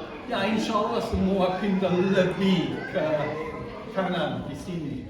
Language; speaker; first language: Indonesian; non-native, fluent; English